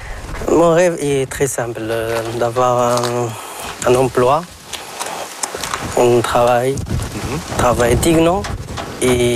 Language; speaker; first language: French; non-native, local second language; Arabic